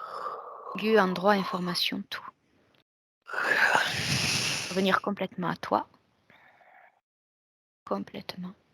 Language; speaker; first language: French; native; French